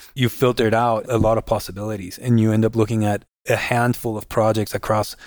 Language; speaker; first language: English; non-native, fluent; Spanish